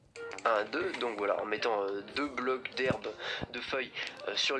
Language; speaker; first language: French; native; French